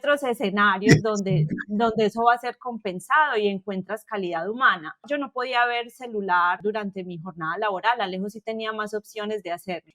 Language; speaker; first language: Spanish; native; Spanish